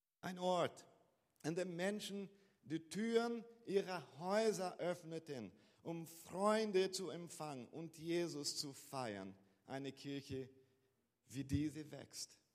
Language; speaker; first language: German; non-native, fluent; Portuguese